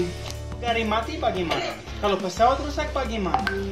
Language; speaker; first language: Indonesian; non-native, learner; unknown